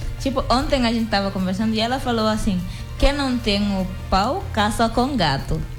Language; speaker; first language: Portuguese; non-native, local second language; Upper Guinea Crioulo